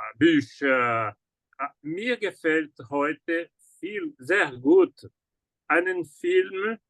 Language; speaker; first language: German; non-native, learner; Portuguese